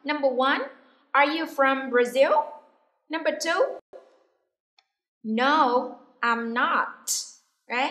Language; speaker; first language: English; non-native, fluent; Vietnamese